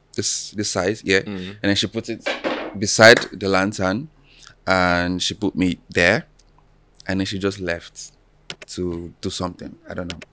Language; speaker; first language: English; non-native, local second language; Yoruba